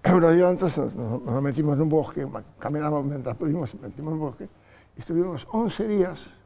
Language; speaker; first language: Spanish; non-native, fluent; Polish